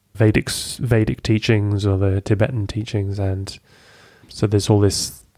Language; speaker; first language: English; native; English